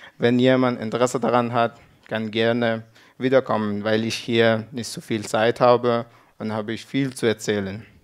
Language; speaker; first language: German; non-native, learner; Persian